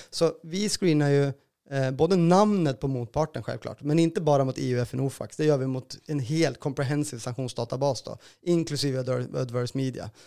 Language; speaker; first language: Swedish; native; Swedish